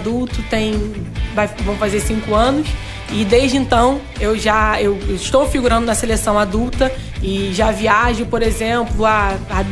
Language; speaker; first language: Portuguese; native; Portuguese